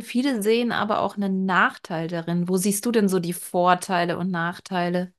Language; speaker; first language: German; native; German